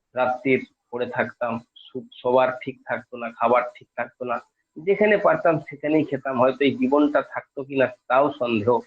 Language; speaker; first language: Bangla; native; Bangla